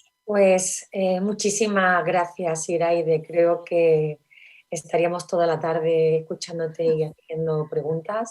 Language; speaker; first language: Spanish; native; Spanish